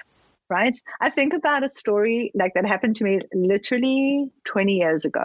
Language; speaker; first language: English; native; English